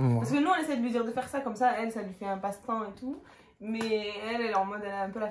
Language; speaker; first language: French; native; French